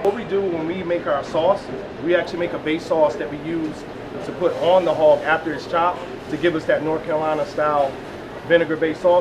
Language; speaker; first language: English; native; English